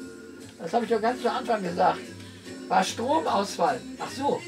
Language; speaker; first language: German; native; German